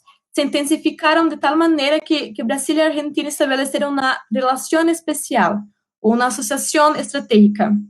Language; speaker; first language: Spanish; non-native, fluent; Portuguese